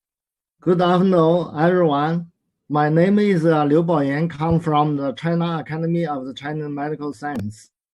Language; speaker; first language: English; non-native, learner; Chinese